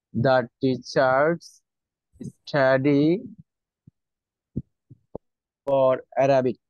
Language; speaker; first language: English; non-native, learner; Bangla